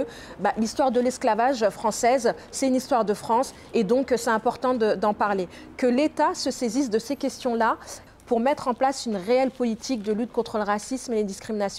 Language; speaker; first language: French; native; French